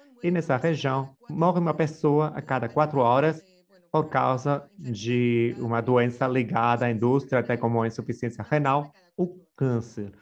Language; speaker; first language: Portuguese; non-native, fluent; Spanish